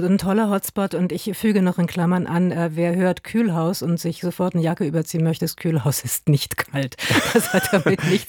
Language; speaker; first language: German; native; German